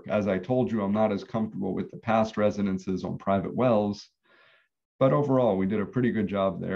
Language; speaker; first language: English; native; English